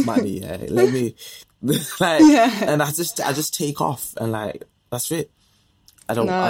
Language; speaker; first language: English; native; English